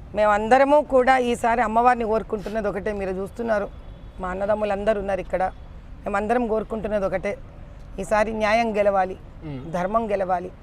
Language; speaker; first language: Telugu; native; Telugu